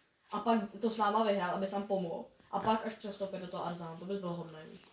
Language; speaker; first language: Czech; native; Czech